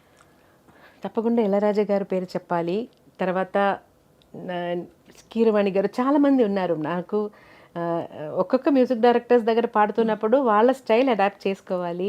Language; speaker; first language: Telugu; non-native, local second language; Malayalam